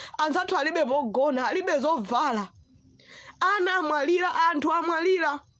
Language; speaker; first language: Nyanja; non-native, local second language; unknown